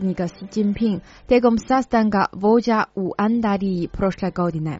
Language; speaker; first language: Croatian; non-native, fluent; Chinese